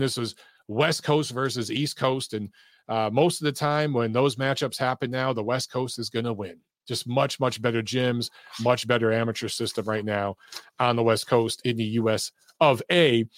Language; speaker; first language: English; native; English